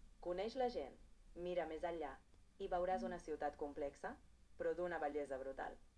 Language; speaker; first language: Catalan; non-native, fluent; Portuguese